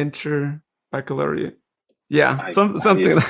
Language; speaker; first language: English; native; English